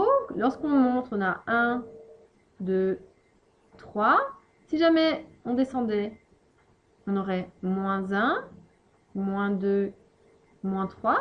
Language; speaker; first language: French; native; French